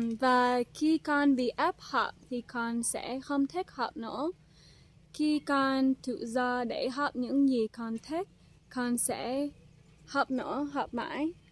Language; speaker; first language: Vietnamese; non-native, fluent; English